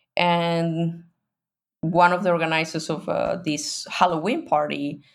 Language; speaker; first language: English; non-native, fluent; Spanish